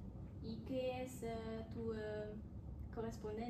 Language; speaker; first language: Spanish; non-native, learner; French